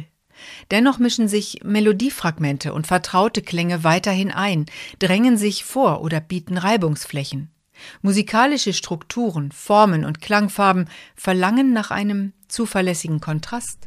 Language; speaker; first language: German; native; German